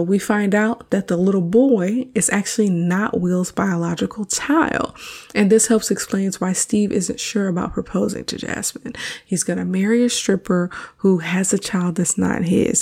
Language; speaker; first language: English; native; English